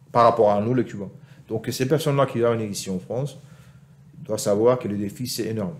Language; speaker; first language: French; non-native, fluent; Spanish